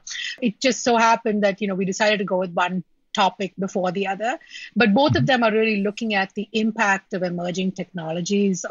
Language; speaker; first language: English; non-native, local second language; Malayalam